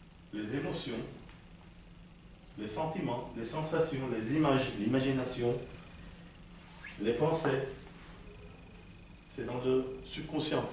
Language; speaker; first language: French; non-native, local second language; Arabic